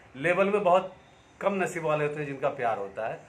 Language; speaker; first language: Hindi; native; Hindi